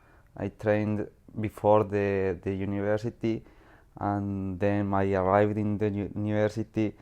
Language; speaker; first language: English; non-native, learner; Spanish